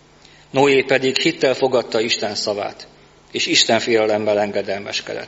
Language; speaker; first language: Hungarian; native; Hungarian